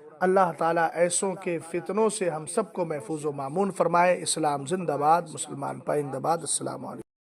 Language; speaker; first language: Urdu; native; Urdu